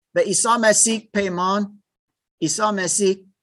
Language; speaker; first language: Persian; non-native, learner; German